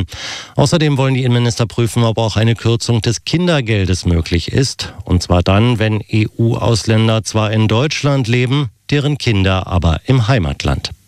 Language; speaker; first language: German; native; German